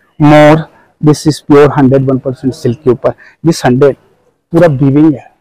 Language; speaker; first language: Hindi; non-native, local second language; Assamese